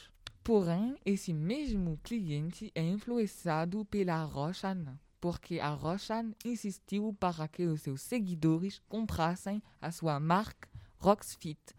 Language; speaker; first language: Portuguese; non-native, learner; French